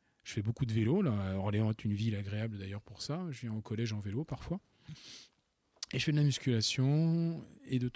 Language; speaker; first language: French; native; French